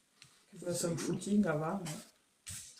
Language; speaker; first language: French; native; French